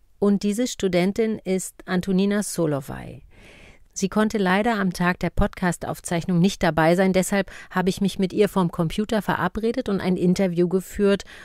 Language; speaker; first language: German; native; German